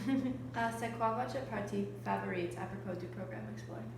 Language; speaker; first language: French; non-native, fluent; English